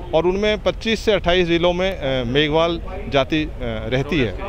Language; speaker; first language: Hindi; native; Hindi